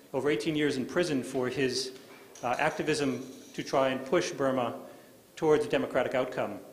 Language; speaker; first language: English; native; English